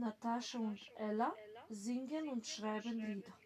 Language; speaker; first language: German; non-native, fluent; Macedonian